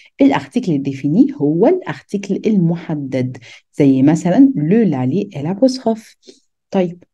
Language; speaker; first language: Arabic; native; Arabic